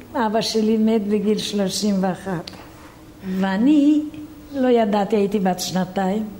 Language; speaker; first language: Hebrew; non-native, fluent; Romanian